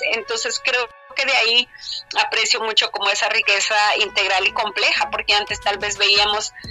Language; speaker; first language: Spanish; native; Spanish